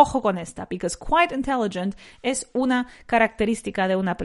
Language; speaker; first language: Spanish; native; Spanish